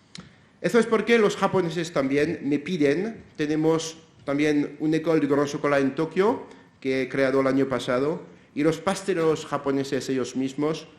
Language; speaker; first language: Spanish; non-native, fluent; French